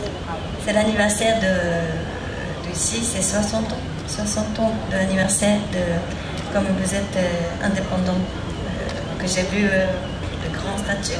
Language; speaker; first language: French; non-native, learner; Japanese